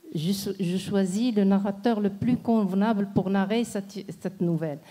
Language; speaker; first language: French; non-native, local second language; Arabic